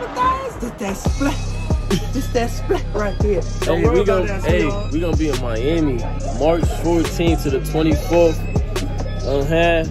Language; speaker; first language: English; native; English